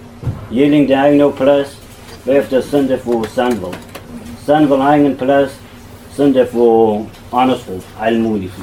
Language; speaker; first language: Danish; non-native, learner; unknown